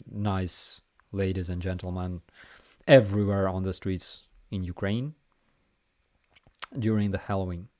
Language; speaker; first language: English; non-native, fluent; Ukrainian